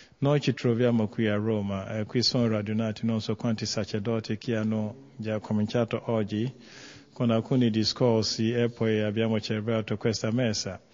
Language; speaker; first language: Italian; non-native, fluent; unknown